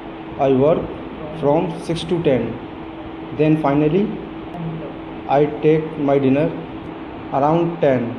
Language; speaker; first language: English; non-native, learner; Hindi